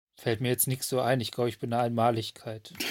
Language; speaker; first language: German; native; German